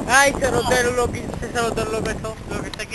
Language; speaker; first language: Spanish; native; Spanish